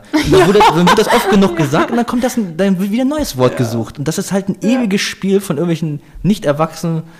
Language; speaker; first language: German; native; German